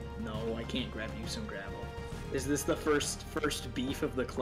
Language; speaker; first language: English; native; English